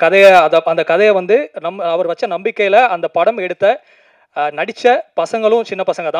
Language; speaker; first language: Tamil; native; Tamil